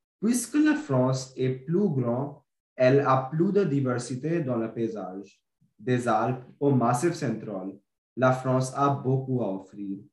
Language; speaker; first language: French; non-native, learner; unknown